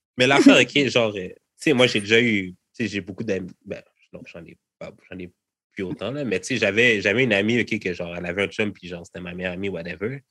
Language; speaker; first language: French; native; French